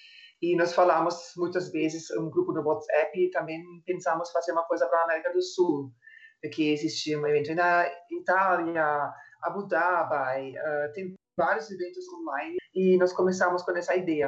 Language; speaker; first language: Portuguese; non-native, fluent; German